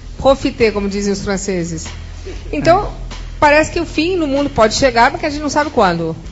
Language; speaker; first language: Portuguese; native; Portuguese